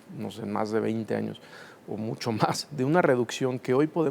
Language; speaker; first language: Spanish; native; Spanish